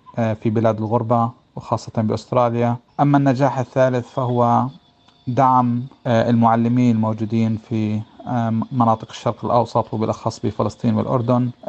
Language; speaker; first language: Arabic; native; Arabic